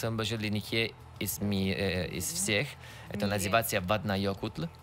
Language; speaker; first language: Russian; non-native, learner; Italian